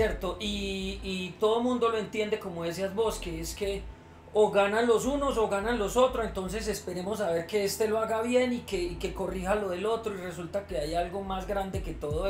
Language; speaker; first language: Spanish; native; Spanish